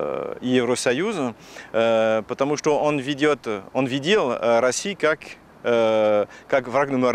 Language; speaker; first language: Russian; non-native, fluent; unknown